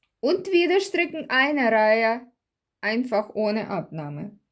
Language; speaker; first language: German; non-native, learner; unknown